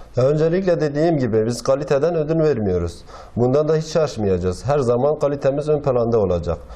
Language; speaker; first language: Turkish; native; Turkish